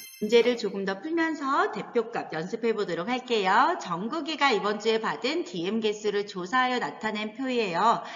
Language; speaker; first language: Korean; native; Korean